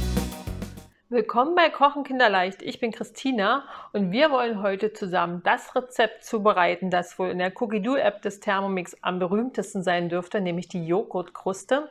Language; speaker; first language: German; native; German